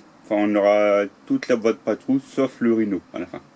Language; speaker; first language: French; native; French